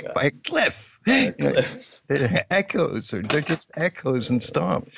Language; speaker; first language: English; native; English